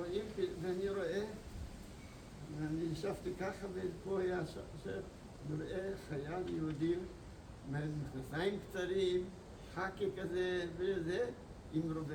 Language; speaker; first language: Hebrew; non-native, fluent; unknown